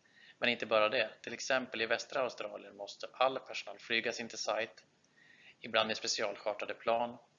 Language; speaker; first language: Swedish; native; Swedish